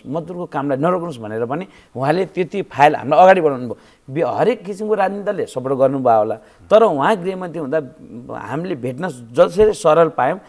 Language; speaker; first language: Nepali; native; Nepali